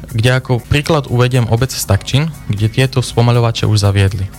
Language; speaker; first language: Slovak; native; Slovak